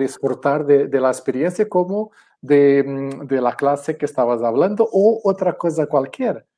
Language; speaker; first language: Spanish; non-native, fluent; Portuguese